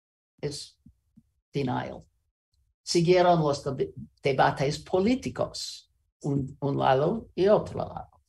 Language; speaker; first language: Spanish; non-native, learner; English